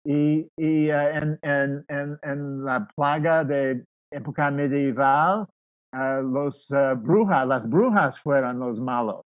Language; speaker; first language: Spanish; non-native, fluent; English